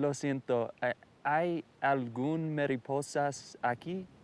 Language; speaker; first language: Spanish; non-native, learner; English